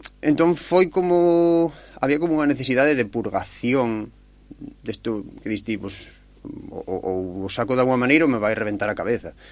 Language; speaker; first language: Galician; native; Galician